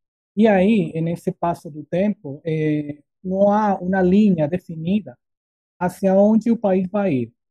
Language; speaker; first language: Portuguese; non-native, fluent; Spanish